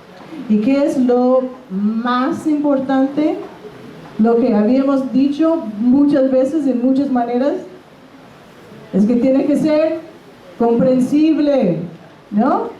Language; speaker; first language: Spanish; non-native, fluent; English